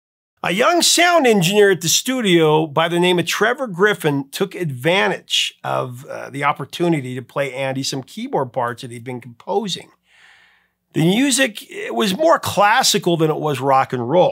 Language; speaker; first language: English; native; English